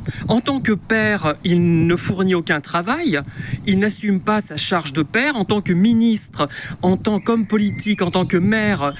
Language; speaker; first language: French; native; French